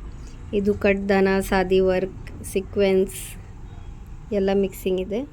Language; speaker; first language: Kannada; non-native, local second language; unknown